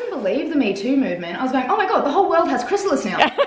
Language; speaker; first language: English; native; English